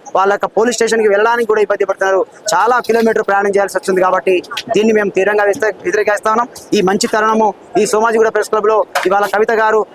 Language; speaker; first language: Telugu; non-native, local second language; Lambadi